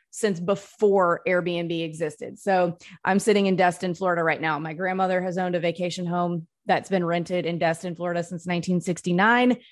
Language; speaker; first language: English; native; English